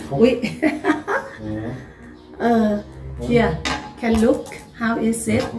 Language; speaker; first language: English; non-native, learner; Thai